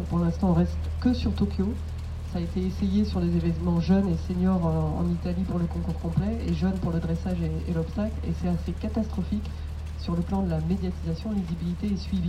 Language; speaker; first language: French; native; French